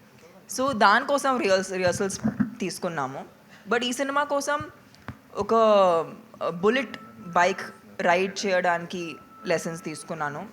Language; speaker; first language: Telugu; non-native, local second language; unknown